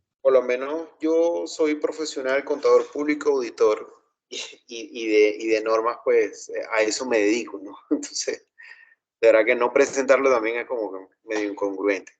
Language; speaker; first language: Spanish; native; Spanish